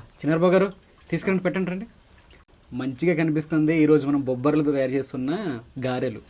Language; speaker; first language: Telugu; native; Telugu